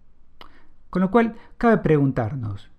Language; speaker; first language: Spanish; native; Spanish